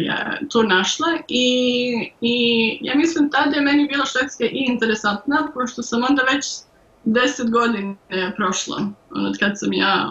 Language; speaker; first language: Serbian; early bilingual, heritage; Serbian